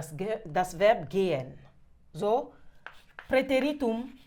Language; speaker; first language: German; non-native, fluent; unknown